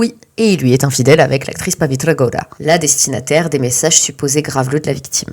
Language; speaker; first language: French; native; French